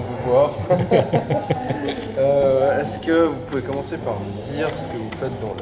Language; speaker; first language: French; native; French